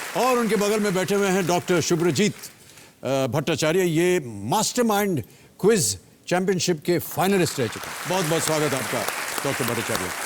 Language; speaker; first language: Hindi; native; Hindi